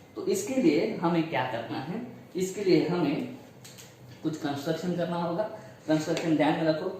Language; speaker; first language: Hindi; non-native, local second language; Marathi